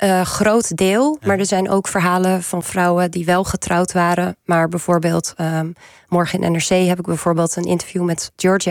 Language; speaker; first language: Dutch; native; Dutch